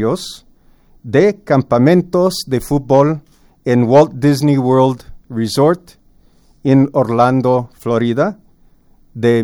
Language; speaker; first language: Spanish; non-native, fluent; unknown